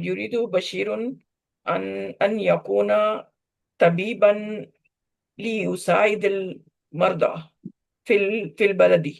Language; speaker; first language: Arabic; non-native, learner; Urdu